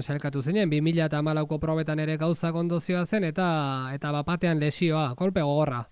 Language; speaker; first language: Basque; native; Basque